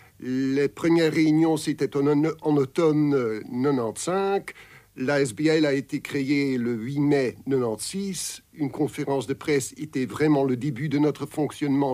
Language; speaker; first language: French; non-native, local second language; Dutch